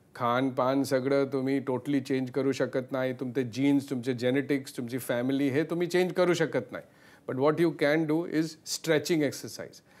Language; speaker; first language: Marathi; non-native, local second language; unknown